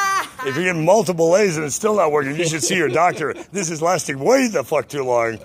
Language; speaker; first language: English; native; English